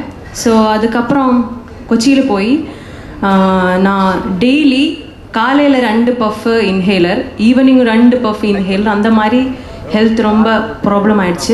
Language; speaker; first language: Tamil; non-native, learner; Malayalam